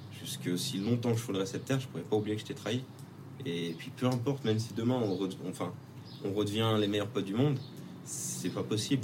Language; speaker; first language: French; native; French